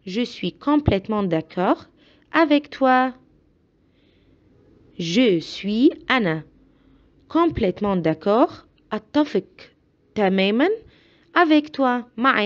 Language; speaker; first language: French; non-native, fluent; Arabic